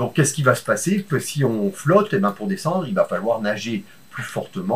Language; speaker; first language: French; native; French